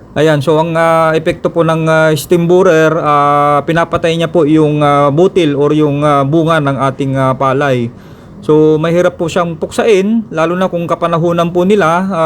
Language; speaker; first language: Filipino; non-native, local second language; Iloko